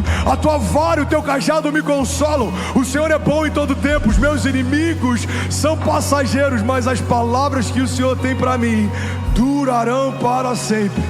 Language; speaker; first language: Portuguese; native; Portuguese